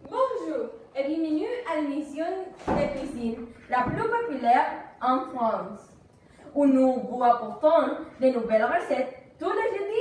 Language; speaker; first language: French; non-native, learner; Spanish